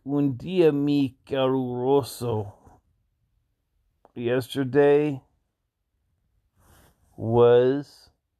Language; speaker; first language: Spanish; non-native, learner; English